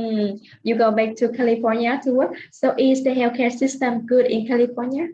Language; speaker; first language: English; non-native, fluent; Vietnamese